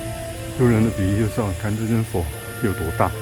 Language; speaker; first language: Chinese; native; Chinese